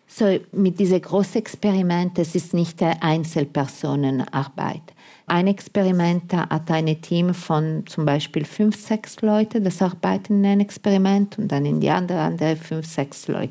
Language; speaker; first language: German; non-native, fluent; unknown